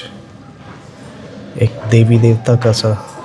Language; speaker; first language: Hindi; native; Hindi